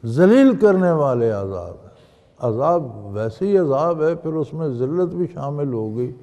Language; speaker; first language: Urdu; non-native, local second language; Punjabi